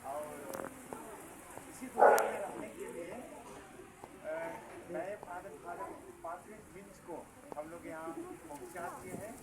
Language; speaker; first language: Hindi; native; Hindi